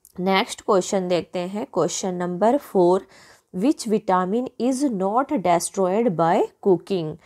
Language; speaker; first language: Hindi; native; Hindi